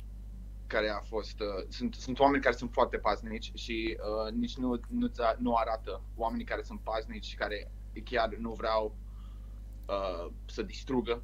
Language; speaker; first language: Romanian; early bilingual, heritage; Romanian